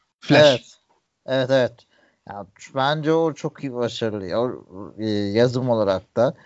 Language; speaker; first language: Turkish; native; Turkish